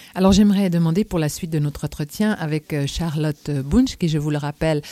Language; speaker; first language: French; native; French